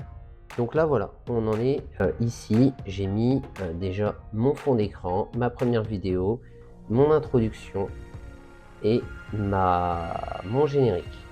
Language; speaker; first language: French; native; French